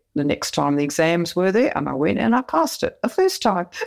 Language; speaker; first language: English; native; English